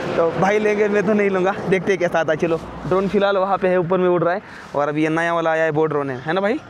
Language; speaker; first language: Hindi; non-native, local second language; Marathi